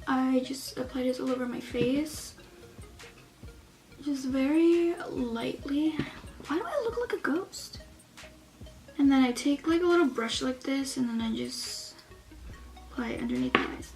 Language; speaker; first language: English; native; English